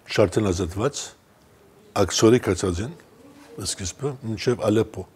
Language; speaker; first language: Armenian; early bilingual, heritage; Armenian